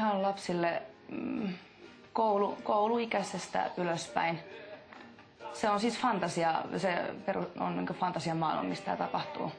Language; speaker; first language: Finnish; native; Finnish